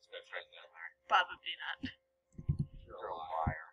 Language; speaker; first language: English; native; English